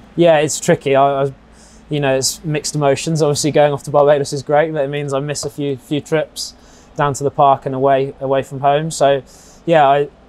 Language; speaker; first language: English; native; English